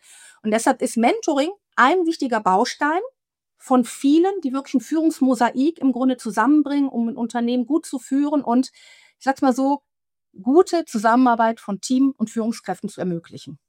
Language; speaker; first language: German; native; German